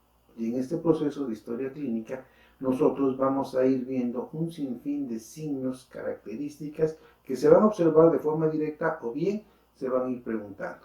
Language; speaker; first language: Spanish; native; Spanish